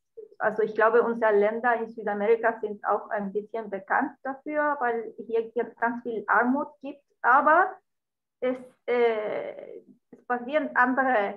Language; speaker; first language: German; non-native, fluent; Spanish